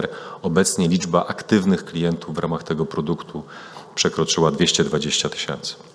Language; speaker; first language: Polish; native; Polish